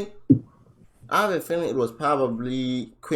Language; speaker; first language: English; native; English